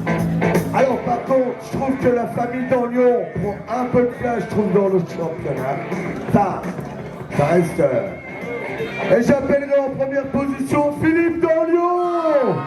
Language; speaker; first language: French; native; French